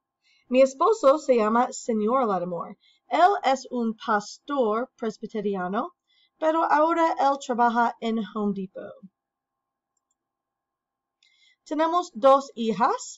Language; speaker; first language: Spanish; non-native, fluent; English